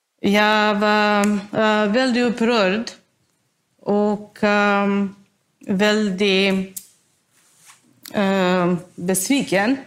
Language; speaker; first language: Swedish; non-native, learner; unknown